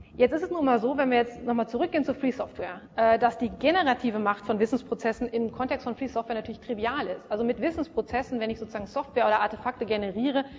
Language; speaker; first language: German; native; German